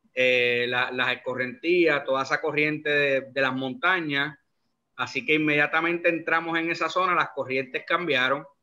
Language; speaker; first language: Spanish; native; Spanish